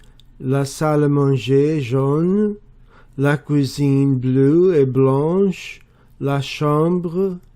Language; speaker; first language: French; non-native, learner; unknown